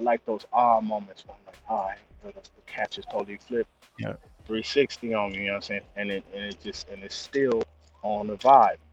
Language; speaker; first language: English; native; English